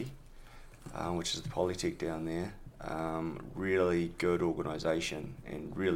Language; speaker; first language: English; native; English